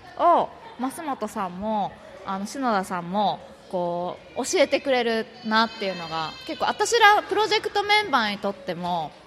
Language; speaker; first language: Japanese; native; Japanese